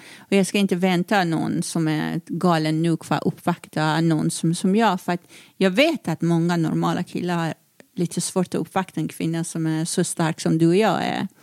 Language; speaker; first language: Swedish; non-native, fluent; Persian